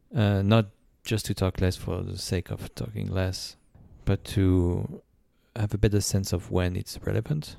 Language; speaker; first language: English; non-native, fluent; French